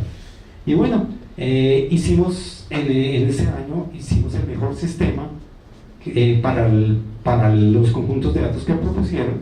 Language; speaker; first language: Spanish; native; Spanish